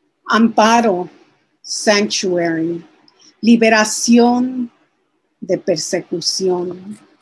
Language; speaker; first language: Spanish; early bilingual, heritage; Spanish